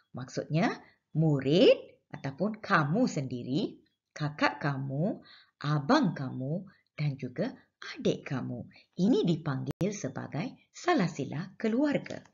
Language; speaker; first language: Malay; non-native, local second language; Tamil